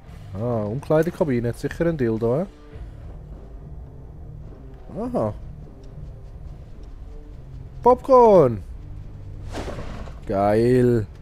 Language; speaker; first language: German; native; German